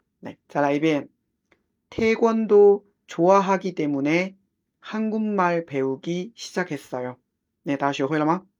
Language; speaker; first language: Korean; non-native, fluent; Chinese